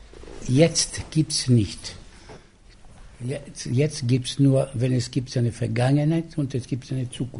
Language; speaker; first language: German; non-native, fluent; Italian